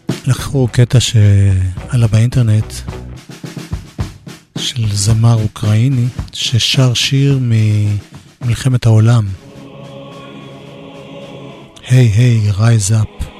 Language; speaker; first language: Hebrew; native; Hebrew